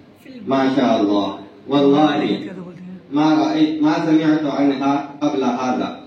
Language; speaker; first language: Arabic; non-native, learner; Urdu